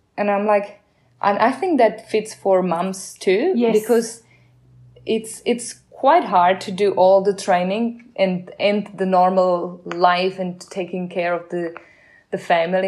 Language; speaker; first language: English; non-native, fluent; Czech